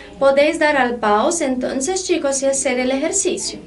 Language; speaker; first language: Spanish; non-native, fluent; Portuguese